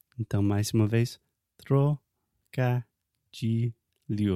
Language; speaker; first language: Portuguese; non-native, fluent; English